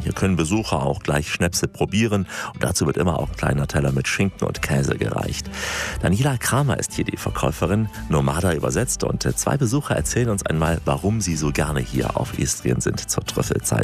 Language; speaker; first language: German; native; German